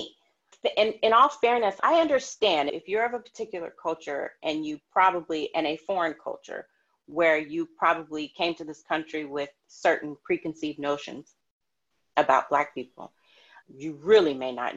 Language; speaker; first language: English; native; English